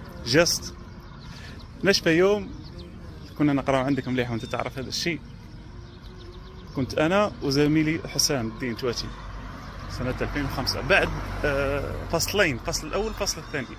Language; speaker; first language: Arabic; native; Arabic